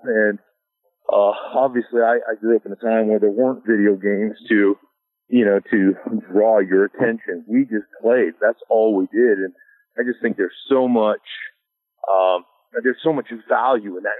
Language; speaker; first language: English; native; English